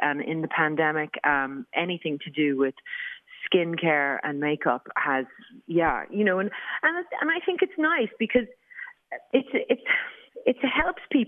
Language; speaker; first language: English; native; English